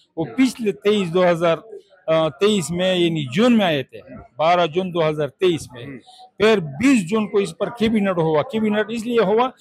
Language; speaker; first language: Urdu; non-native, local second language; Pashto